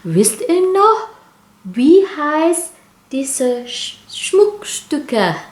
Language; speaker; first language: German; non-native, learner; Indonesian